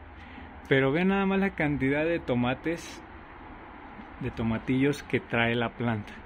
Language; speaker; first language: Spanish; native; Spanish